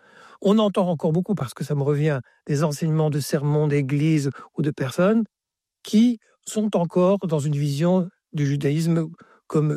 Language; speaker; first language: French; native; French